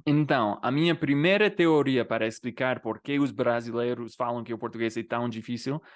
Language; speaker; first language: Portuguese; non-native, fluent; English